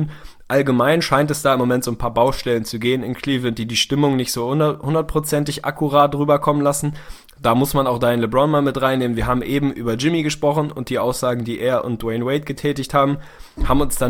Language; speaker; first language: German; native; German